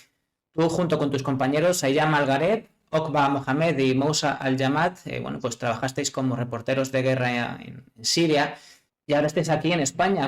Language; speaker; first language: Spanish; native; Spanish